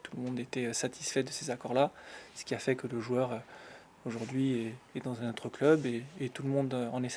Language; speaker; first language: French; native; French